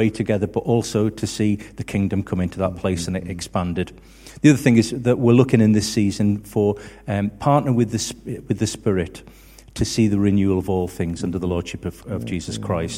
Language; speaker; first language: English; native; English